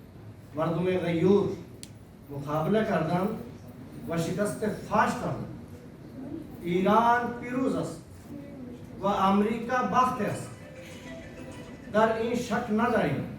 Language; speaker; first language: Persian; non-native, fluent; Urdu